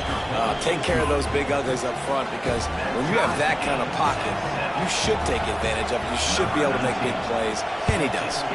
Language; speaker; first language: English; native; English